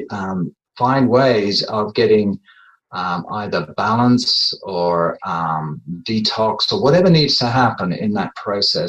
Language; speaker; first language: English; native; English